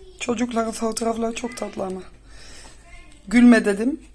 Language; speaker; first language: Turkish; non-native, fluent; Dutch